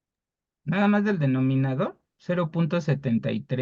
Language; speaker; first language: Spanish; native; Spanish